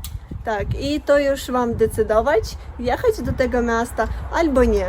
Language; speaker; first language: Polish; non-native, learner; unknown